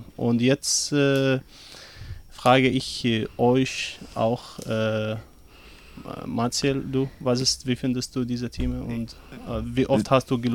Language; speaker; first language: German; non-native, learner; Arabic